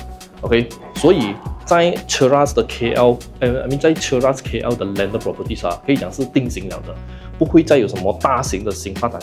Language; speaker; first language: Chinese; native; Chinese